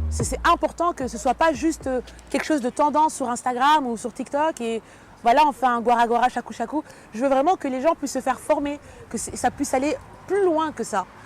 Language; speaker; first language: French; early bilingual, other home language; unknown